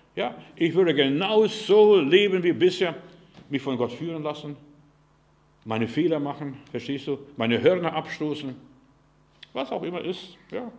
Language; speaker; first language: German; non-native, fluent; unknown